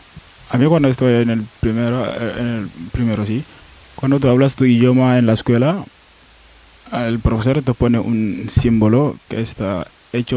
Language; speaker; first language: Spanish; non-native, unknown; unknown